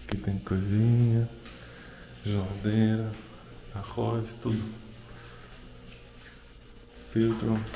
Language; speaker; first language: Portuguese; non-native, learner; Russian